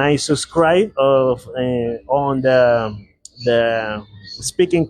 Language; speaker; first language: English; non-native, learner; Spanish